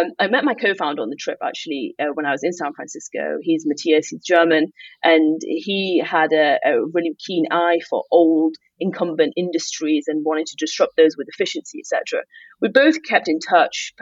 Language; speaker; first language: English; native; English